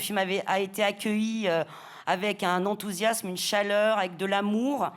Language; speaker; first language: French; native; French